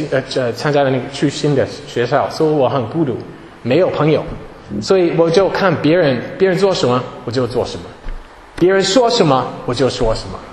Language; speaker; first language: Chinese; non-native, fluent; English